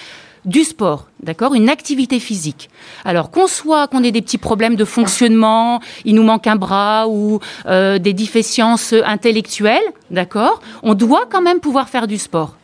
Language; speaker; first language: French; native; French